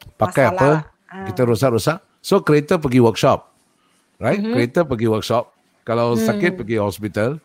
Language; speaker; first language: Malay; native; Malay